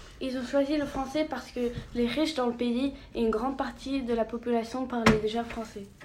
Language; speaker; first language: French; non-native, learner; Norwegian